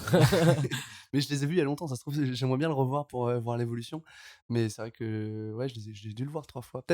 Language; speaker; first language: French; native; French